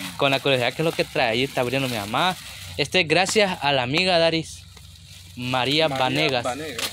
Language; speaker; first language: Spanish; native; Spanish